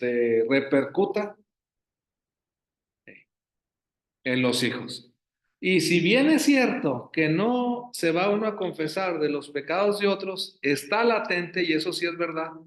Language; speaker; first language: Spanish; native; Spanish